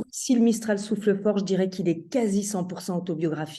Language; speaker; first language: French; native; French